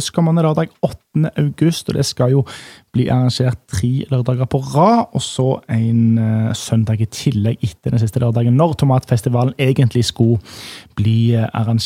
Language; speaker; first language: Norwegian; native; Norwegian